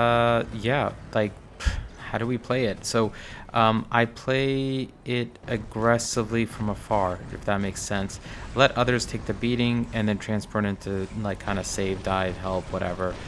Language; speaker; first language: English; native; English